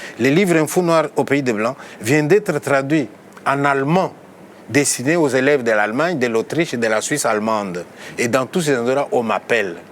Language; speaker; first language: French; non-native, local second language; Luba-Lulua